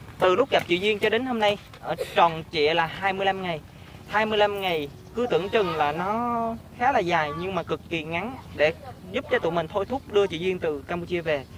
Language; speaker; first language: Vietnamese; native; Vietnamese